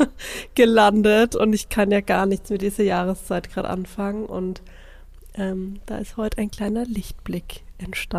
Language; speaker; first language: German; native; German